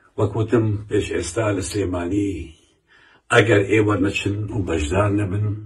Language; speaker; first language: Central Kurdish; non-native, local second language; Kurdish